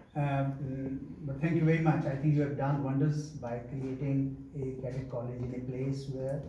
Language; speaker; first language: English; non-native, local second language; Urdu